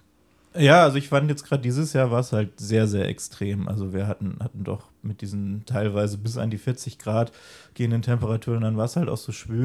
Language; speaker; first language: German; native; German